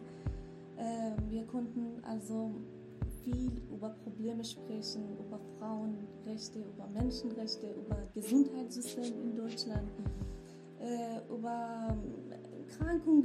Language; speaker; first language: German; non-native, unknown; Kurdish